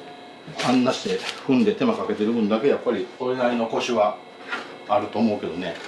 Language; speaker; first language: Japanese; native; Japanese